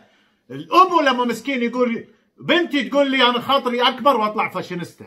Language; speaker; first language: Arabic; native; Arabic